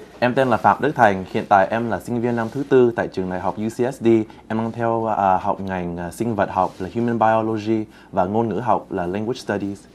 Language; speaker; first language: Vietnamese; early bilingual, heritage; Vietnamese